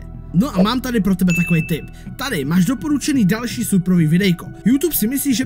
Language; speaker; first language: Czech; native; Czech